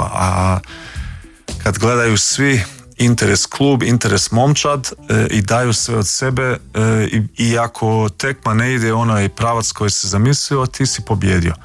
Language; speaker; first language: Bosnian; early bilingual, heritage; Croatian